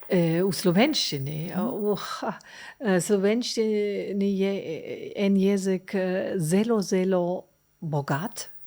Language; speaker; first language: Slovenian; non-native, learner; German